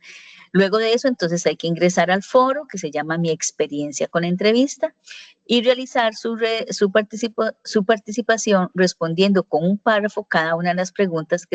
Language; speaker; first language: Spanish; native; Spanish